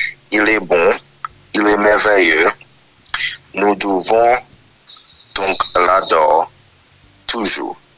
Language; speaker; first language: French; non-native, learner; English